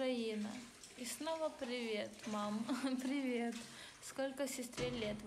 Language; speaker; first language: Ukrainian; non-native, local second language; Russian